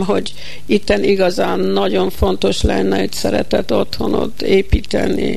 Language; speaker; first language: Hungarian; early bilingual, heritage; Hungarian